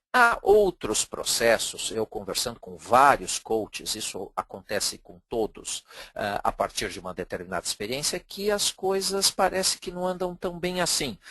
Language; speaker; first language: Portuguese; native; Portuguese